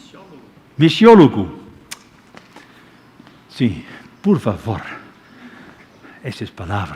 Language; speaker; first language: Portuguese; non-native, fluent; Dutch